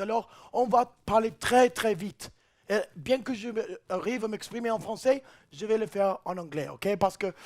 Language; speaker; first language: French; non-native, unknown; English